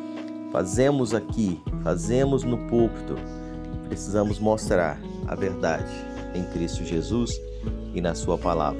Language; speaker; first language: Portuguese; native; Portuguese